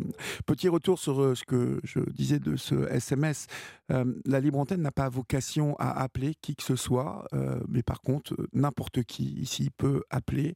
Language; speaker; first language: French; native; French